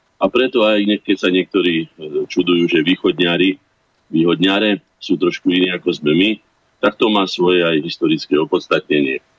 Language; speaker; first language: Slovak; native; Slovak